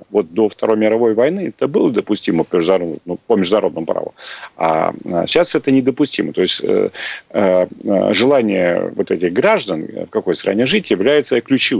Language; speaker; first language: Russian; native; Russian